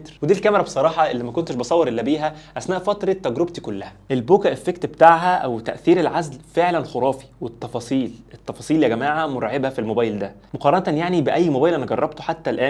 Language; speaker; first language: Arabic; native; Arabic